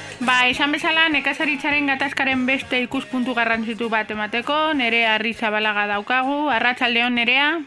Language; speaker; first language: Basque; native; Basque